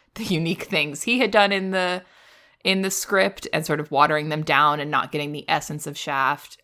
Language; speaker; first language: English; native; English